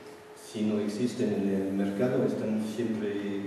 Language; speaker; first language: Spanish; non-native, fluent; French